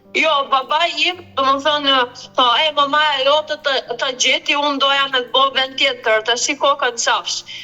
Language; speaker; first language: Albanian; early bilingual, heritage; Albanian